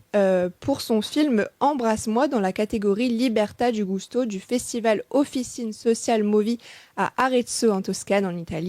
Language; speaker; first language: French; native; French